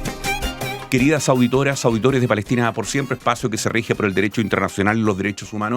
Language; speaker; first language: Spanish; native; Spanish